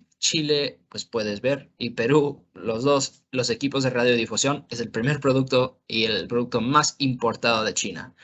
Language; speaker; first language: Spanish; non-native, learner; English